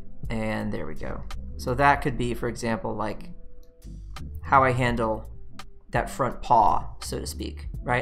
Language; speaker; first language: English; native; English